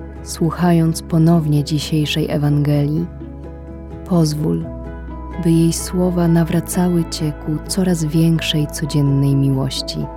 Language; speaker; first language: Polish; native; Polish